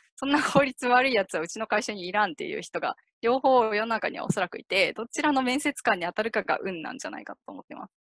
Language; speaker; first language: Japanese; native; Japanese